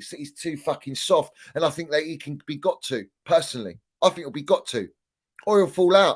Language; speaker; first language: English; native; English